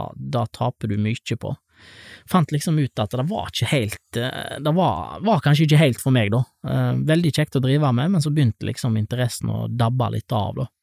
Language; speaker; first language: Norwegian; native; Norwegian